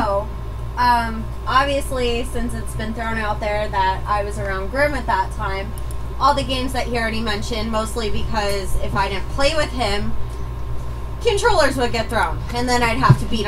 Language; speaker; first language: English; native; English